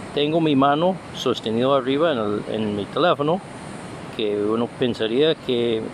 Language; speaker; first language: Spanish; non-native, fluent; English